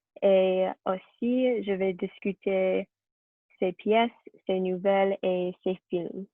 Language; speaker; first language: French; non-native, learner; English